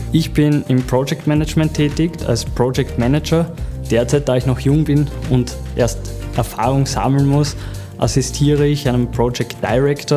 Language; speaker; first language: German; native; German